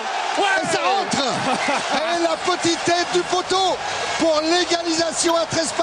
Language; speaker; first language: French; native; French